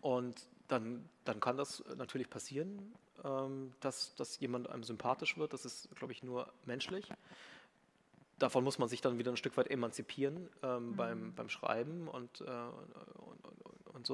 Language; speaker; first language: German; native; German